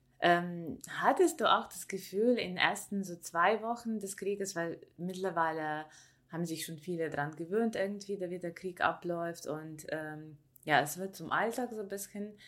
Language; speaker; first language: German; non-native, fluent; Ukrainian